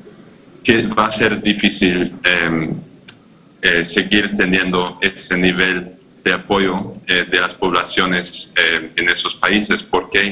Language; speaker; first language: Spanish; non-native, fluent; English